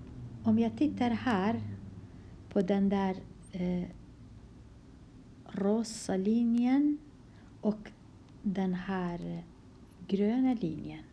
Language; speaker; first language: Swedish; non-native, fluent; Kurdish